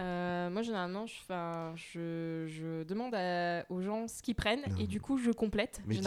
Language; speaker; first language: French; native; French